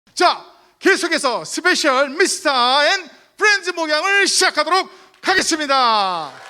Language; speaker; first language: Korean; native; Korean